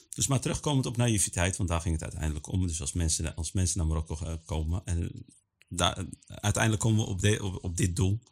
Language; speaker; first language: Dutch; early bilingual, other home language; Arabic